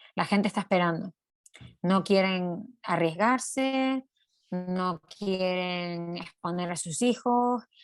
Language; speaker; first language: Spanish; native; Spanish